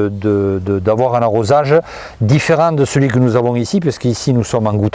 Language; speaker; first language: French; native; French